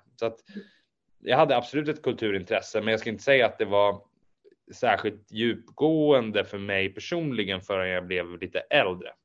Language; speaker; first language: Swedish; native; Swedish